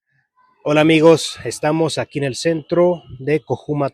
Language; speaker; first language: Spanish; native; Spanish